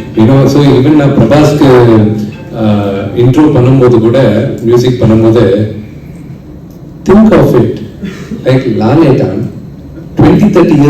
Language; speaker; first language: Tamil; non-native, local second language; Telugu